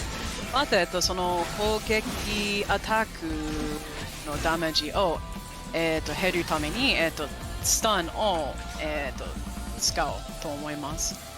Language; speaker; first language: Japanese; non-native, fluent; English